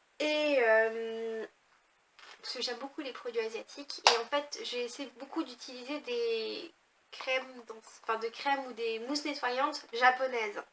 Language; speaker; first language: French; native; French